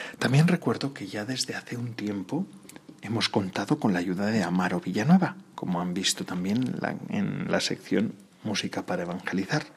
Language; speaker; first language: Spanish; native; Spanish